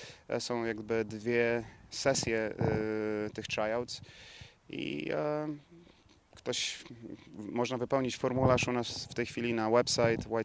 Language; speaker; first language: Polish; native; Polish